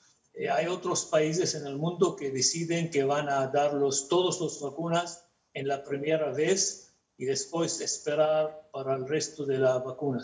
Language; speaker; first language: Spanish; non-native, fluent; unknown